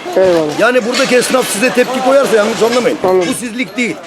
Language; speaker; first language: Turkish; native; Turkish